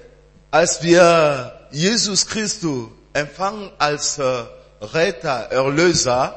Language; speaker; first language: German; non-native, learner; French